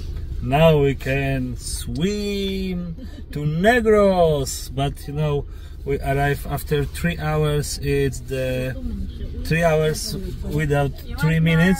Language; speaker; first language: English; non-native, learner; Polish